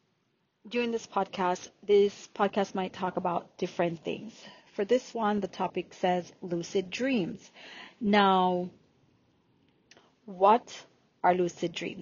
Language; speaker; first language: English; non-native, local second language; Jamaican Creole English